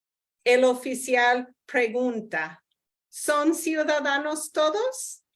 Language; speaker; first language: Spanish; non-native, fluent; English